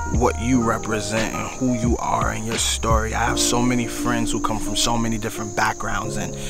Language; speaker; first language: English; native; English